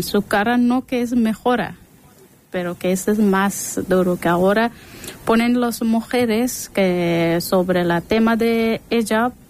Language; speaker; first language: Spanish; non-native, learner; Persian